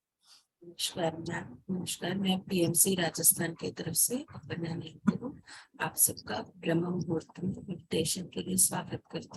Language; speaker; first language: Hindi; native; Hindi